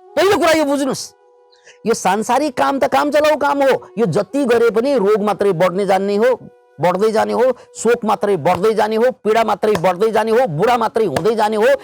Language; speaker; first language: Nepali; native; Nepali